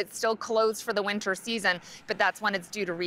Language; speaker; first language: English; native; English